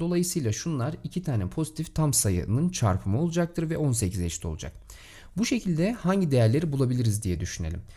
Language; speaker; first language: Turkish; native; Turkish